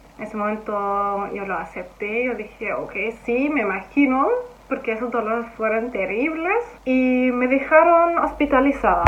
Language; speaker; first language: Spanish; non-native, fluent; German